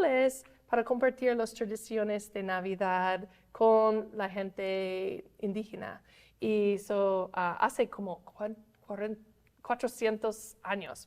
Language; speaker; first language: Spanish; non-native, fluent; English